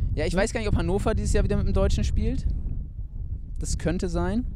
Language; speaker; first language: German; native; German